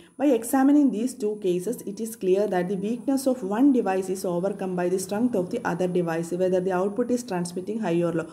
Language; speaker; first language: English; non-native, local second language; Malayalam